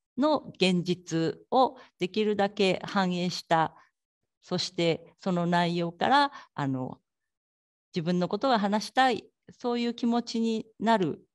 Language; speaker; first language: Japanese; native; Japanese